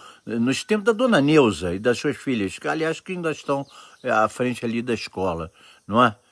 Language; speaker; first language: Portuguese; native; Portuguese